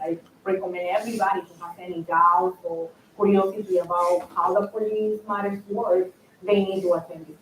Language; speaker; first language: English; non-native, local second language; Spanish